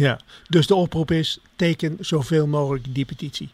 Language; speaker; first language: Dutch; native; Dutch